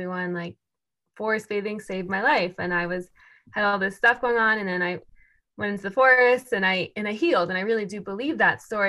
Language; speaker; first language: English; native; English